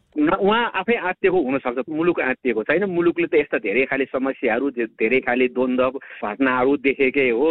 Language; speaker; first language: Nepali; native; Nepali